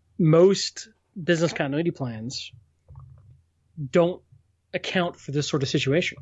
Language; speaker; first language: English; native; English